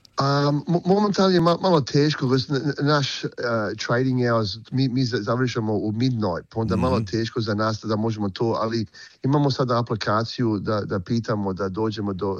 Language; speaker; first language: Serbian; early bilingual, heritage; Croatian